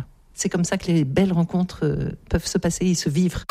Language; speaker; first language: French; native; French